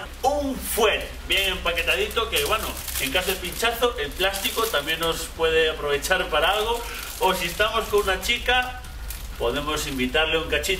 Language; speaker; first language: Spanish; native; Spanish